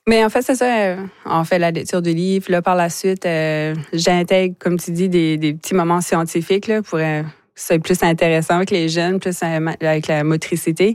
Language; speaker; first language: French; native; French